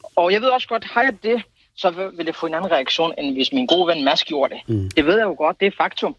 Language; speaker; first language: Danish; early bilingual, other home language; Kurdish